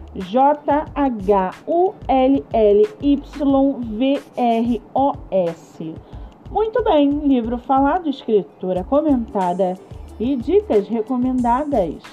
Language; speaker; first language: Portuguese; native; Portuguese